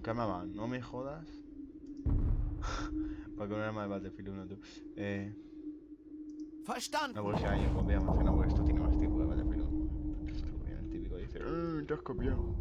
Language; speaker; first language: Spanish; native; Spanish